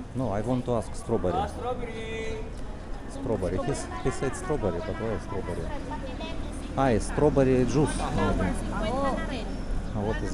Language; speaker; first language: English; non-native, learner; Russian